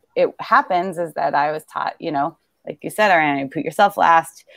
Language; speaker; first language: English; native; English